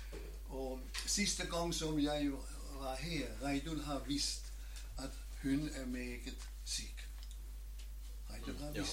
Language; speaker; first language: Danish; non-native, learner; German